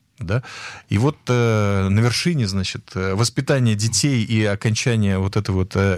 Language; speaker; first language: Russian; native; Russian